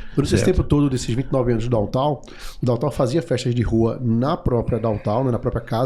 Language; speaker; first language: Portuguese; native; Portuguese